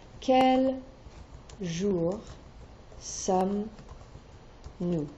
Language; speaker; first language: French; non-native, fluent; English